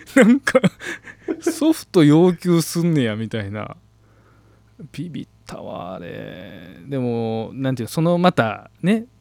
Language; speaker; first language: Japanese; native; Japanese